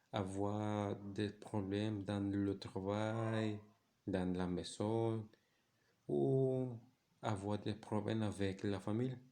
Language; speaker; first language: French; non-native, learner; Spanish